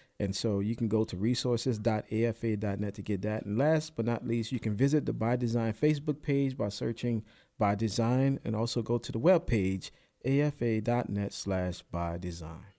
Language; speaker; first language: English; native; English